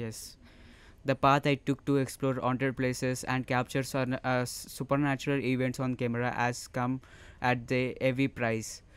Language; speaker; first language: English; non-native, local second language; Telugu